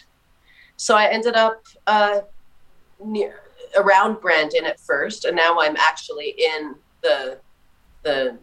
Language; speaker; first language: English; native; English